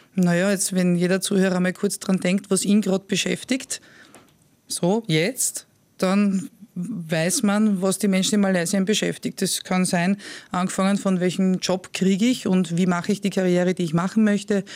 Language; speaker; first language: German; native; German